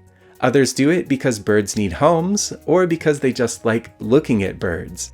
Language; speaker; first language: English; native; English